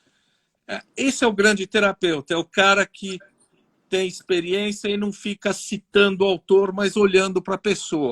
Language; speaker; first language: Portuguese; native; Portuguese